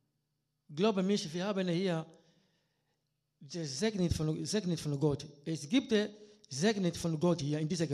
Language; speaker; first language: German; non-native, learner; Lingala